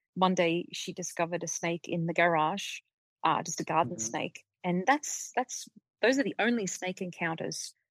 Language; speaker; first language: English; native; English